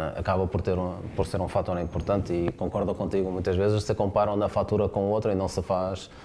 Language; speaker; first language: Spanish; non-native, learner; Portuguese